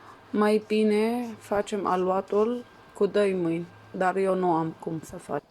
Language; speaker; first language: Romanian; non-native, learner; Arabic